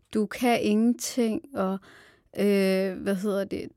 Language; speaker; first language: Danish; early bilingual, other home language; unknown